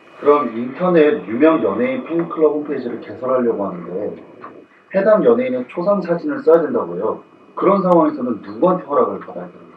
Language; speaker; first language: Korean; native; Korean